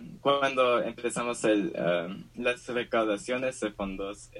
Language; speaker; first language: Spanish; early bilingual, heritage; Spanish